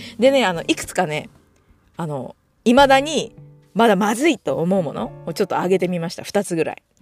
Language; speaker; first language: Japanese; native; Japanese